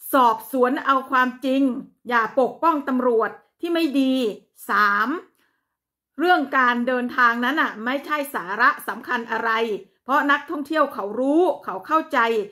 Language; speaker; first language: Thai; native; Thai